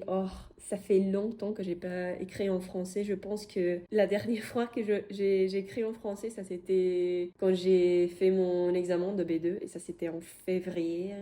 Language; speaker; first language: French; non-native, fluent; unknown